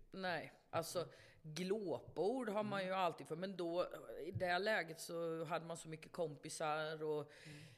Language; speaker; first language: Swedish; native; Swedish